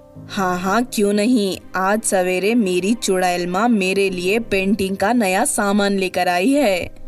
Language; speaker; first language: Hindi; native; Hindi